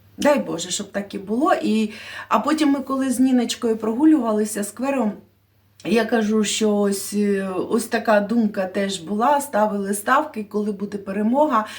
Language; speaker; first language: Ukrainian; native; Ukrainian